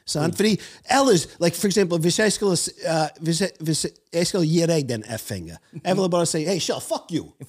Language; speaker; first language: Norwegian; non-native, fluent; English